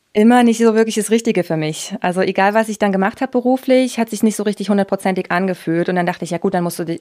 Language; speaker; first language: German; native; German